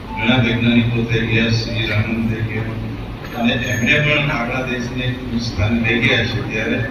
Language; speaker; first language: Gujarati; native; Gujarati